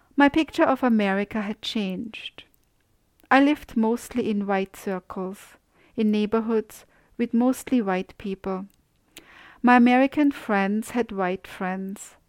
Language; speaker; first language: English; non-native, fluent; German